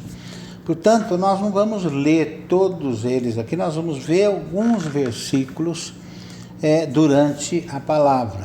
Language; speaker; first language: Portuguese; native; Portuguese